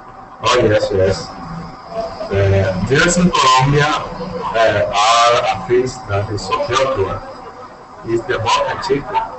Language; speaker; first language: English; non-native, learner; Spanish